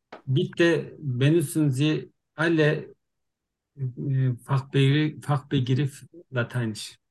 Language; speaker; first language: German; non-native, learner; Turkish